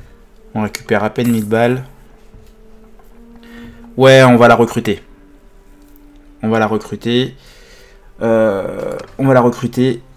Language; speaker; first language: French; native; French